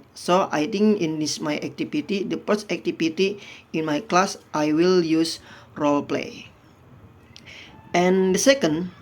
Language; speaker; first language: English; non-native, fluent; Indonesian